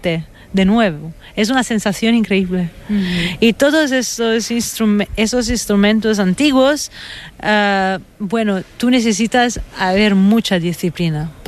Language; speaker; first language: Spanish; non-native, fluent; Italian